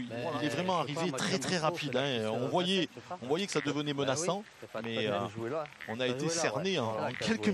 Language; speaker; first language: French; native; French